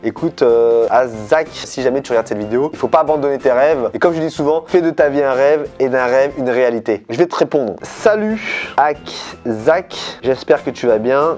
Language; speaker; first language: French; native; French